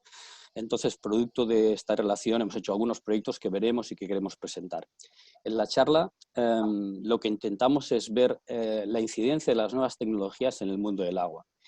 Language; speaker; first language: Spanish; native; Spanish